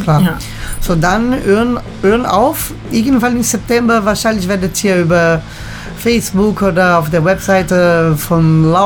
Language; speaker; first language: German; native; German